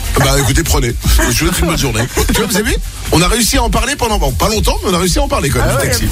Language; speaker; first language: French; native; French